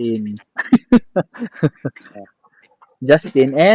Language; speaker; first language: English; non-native, learner; Filipino